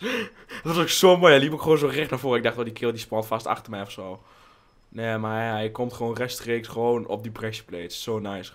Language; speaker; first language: Dutch; native; Dutch